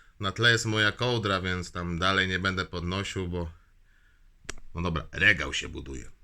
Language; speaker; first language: Polish; native; Polish